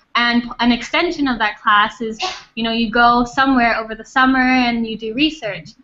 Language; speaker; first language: English; non-native, fluent; Thai